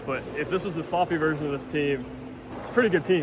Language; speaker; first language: English; native; English